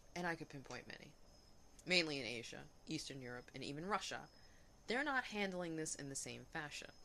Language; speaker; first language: English; native; English